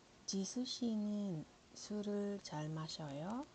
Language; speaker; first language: Korean; non-native, learner; Iloko